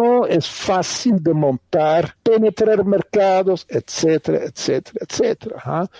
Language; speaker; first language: Spanish; non-native, fluent; Dutch